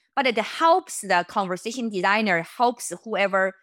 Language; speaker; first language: English; non-native, fluent; Chinese